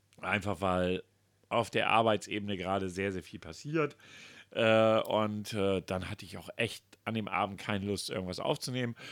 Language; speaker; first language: German; native; German